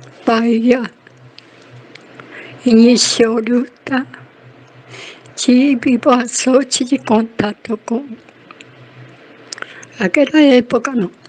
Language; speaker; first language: Portuguese; non-native, learner; Japanese